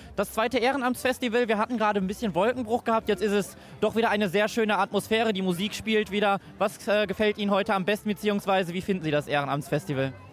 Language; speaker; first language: German; native; German